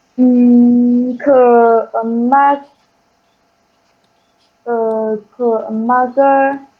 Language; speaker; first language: Korean; non-native, learner; Chinese